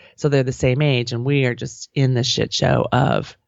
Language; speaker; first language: English; native; English